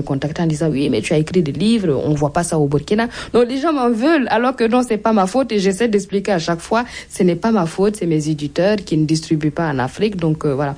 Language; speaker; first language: French; non-native, local second language; Mossi